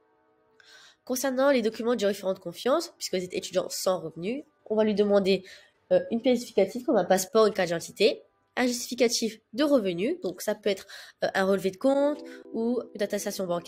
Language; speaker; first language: French; native; French